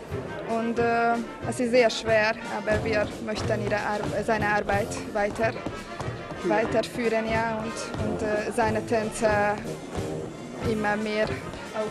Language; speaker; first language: German; non-native, local second language; Hungarian